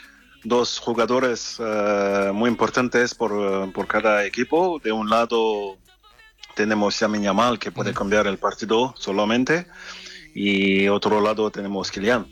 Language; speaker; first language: Spanish; non-native, fluent; French